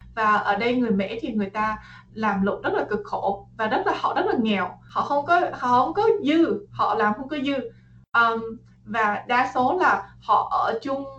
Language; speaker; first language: Vietnamese; early bilingual, heritage; Vietnamese